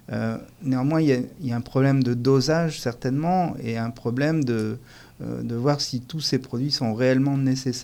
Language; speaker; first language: French; native; French